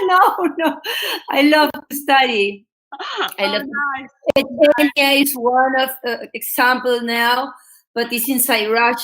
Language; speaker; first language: English; non-native, learner; Spanish